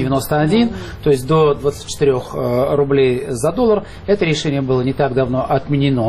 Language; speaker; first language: Russian; native; Russian